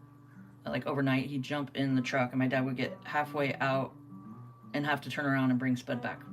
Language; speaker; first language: English; native; English